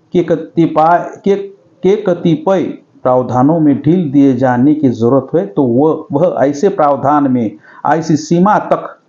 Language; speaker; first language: Hindi; non-native, local second language; Marathi